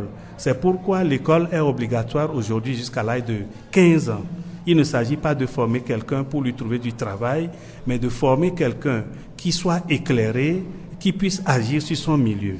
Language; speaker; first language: French; non-native, local second language; Ewe